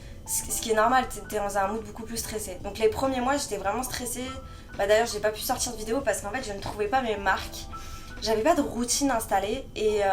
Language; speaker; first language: French; native; French